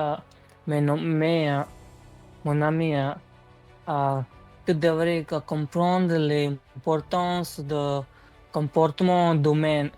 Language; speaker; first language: French; non-native, learner; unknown